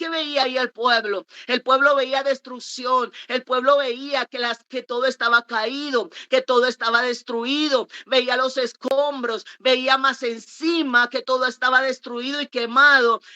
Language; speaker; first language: Spanish; native; Spanish